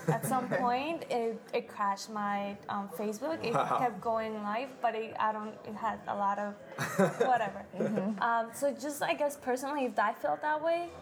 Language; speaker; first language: English; early bilingual, other home language; Spanish